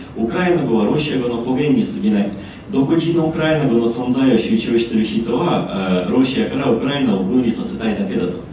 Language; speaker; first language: Japanese; non-native, fluent; Ukrainian